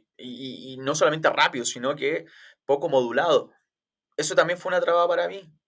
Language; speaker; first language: Spanish; native; Spanish